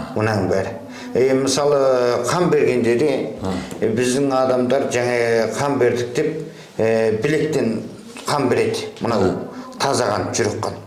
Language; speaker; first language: Kazakh; early bilingual, heritage; Kazakh